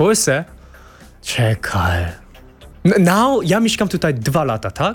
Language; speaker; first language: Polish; non-native, learner; Korean